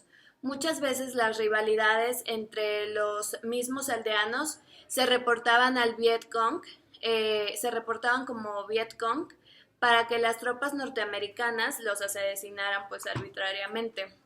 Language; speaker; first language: Spanish; native; Spanish